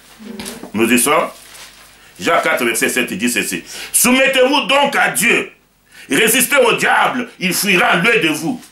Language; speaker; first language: French; non-native, local second language; Lingala